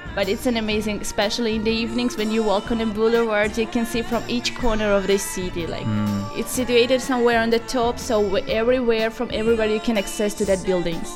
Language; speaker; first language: English; non-native, fluent; Azerbaijani